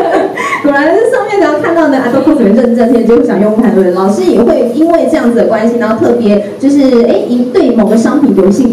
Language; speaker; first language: Chinese; native; Chinese